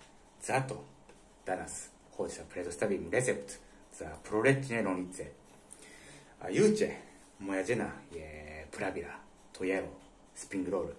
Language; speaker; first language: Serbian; non-native, learner; Japanese